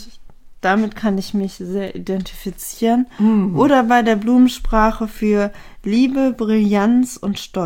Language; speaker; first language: German; native; German